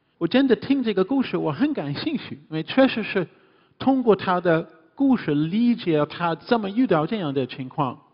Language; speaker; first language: Chinese; non-native, fluent; English